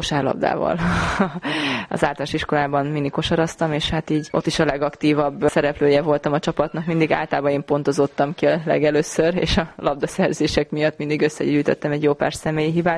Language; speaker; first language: Hungarian; native; Hungarian